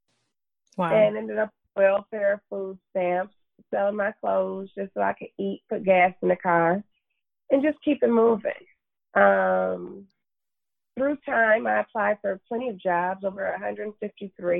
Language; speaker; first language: English; native; English